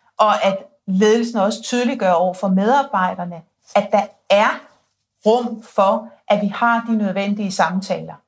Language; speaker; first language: Danish; native; Danish